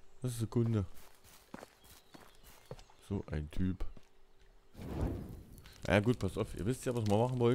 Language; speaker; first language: German; native; German